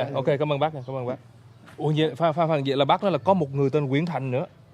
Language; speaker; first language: Vietnamese; early bilingual, heritage; Vietnamese